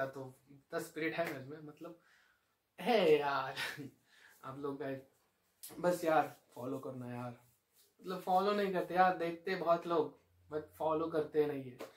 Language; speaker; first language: Hindi; non-native, local second language; Marathi